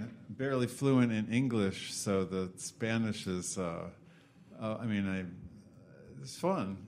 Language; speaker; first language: English; native; English